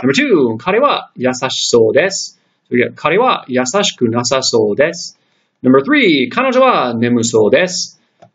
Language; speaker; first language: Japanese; non-native, fluent; English